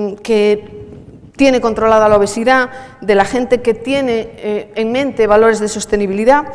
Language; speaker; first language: Spanish; native; Spanish